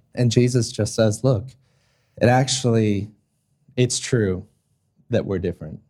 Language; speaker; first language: English; native; English